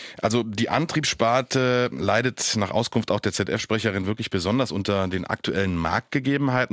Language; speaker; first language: German; native; German